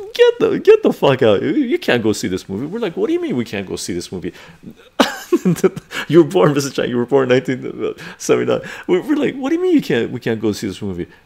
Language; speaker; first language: English; early bilingual, other home language; Persian